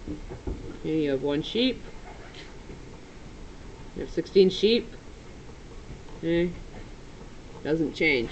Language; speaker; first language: English; native; English